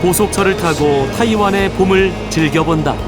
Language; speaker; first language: Korean; native; Korean